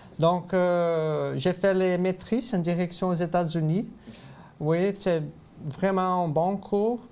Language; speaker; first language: French; non-native, fluent; Portuguese